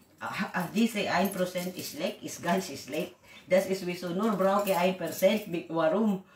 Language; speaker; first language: German; non-native, learner; Waray